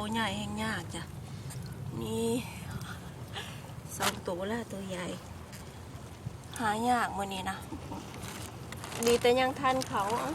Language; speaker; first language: Thai; native; Thai